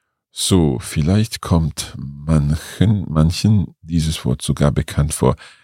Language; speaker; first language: German; non-native, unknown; English